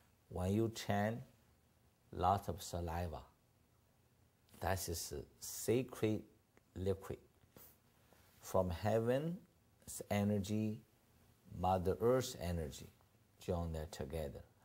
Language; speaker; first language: English; non-native, fluent; Chinese